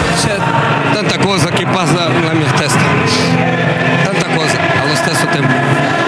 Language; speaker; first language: Italian; non-native, fluent; Portuguese